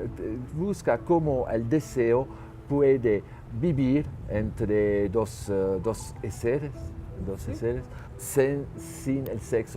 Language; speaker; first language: Spanish; non-native, learner; French